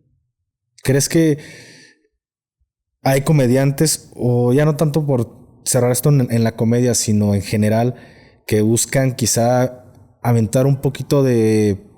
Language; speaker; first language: Spanish; native; Spanish